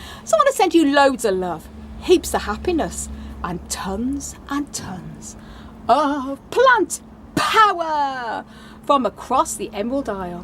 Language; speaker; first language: English; native; English